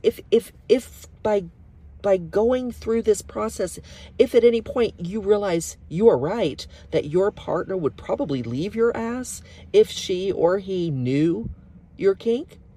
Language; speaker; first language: English; native; English